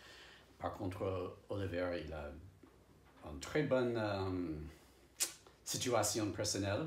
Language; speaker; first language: French; non-native, fluent; English